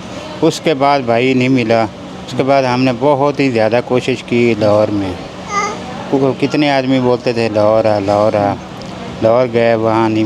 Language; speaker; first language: Hindi; non-native, local second language; Punjabi